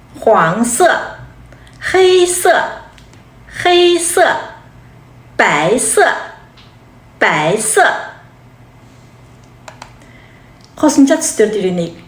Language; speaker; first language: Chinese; non-native, fluent; Kazakh